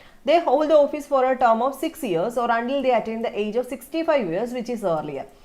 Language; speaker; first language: English; non-native, local second language; Malayalam